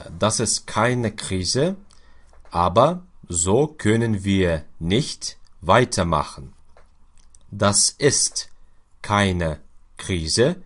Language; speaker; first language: German; non-native, fluent; Russian